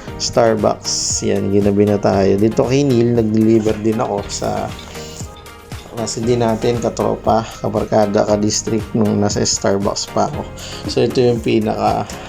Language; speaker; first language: Filipino; native; Filipino